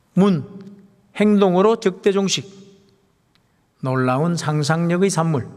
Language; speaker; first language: Korean; native; Korean